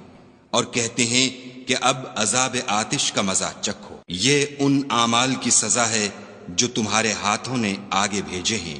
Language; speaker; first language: Urdu; native; Urdu